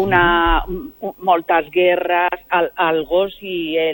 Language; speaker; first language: Catalan; non-native, local second language; Spanish